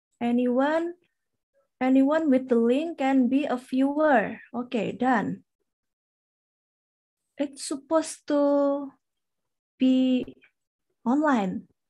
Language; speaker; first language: English; non-native, fluent; Indonesian